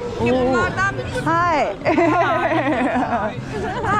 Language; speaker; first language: English; non-native, learner; Korean